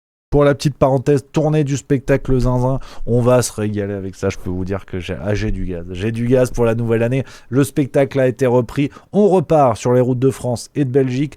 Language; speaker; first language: French; native; French